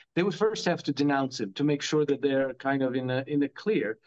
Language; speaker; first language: English; non-native, fluent; Croatian